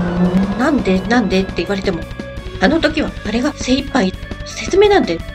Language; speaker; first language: Japanese; native; Japanese